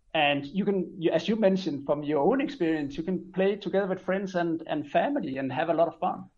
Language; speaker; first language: English; non-native, fluent; Danish